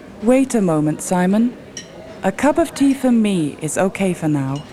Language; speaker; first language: English; native; English